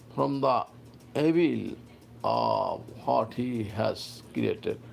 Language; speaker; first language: English; non-native, local second language; Bangla